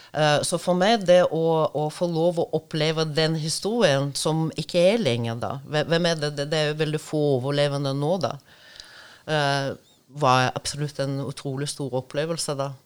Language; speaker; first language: Norwegian; non-native, fluent; Russian